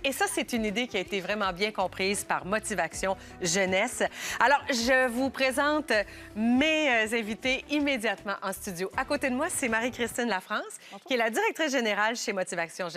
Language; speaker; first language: French; native; French